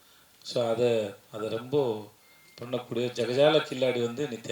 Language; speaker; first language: Tamil; native; Tamil